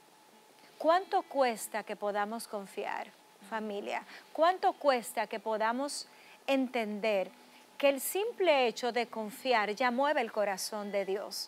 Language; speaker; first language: Spanish; native; Spanish